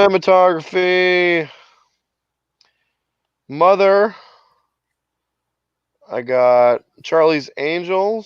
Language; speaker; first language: English; native; English